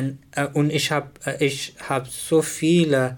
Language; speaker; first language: German; non-native, learner; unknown